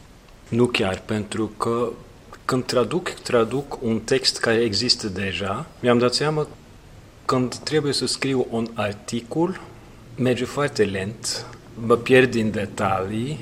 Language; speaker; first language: Romanian; non-native, fluent; Norwegian